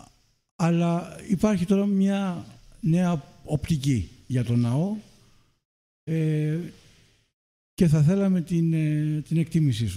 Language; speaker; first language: Greek; native; Greek